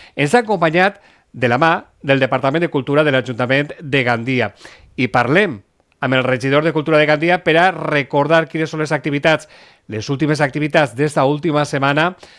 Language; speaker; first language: Catalan; native; Catalan